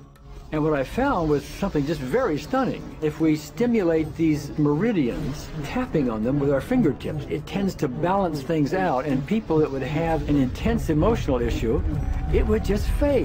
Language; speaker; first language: English; native; English